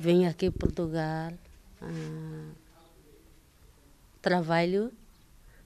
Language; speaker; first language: Portuguese; non-native, learner; Tetum